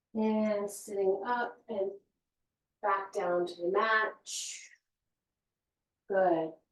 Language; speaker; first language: English; native; English